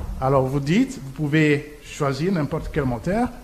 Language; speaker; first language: French; non-native, local second language; Lingala